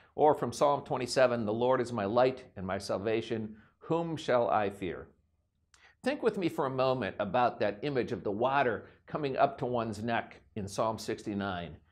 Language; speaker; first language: English; native; English